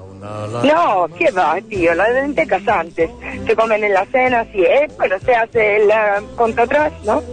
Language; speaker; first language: Spanish; non-native, fluent; Italian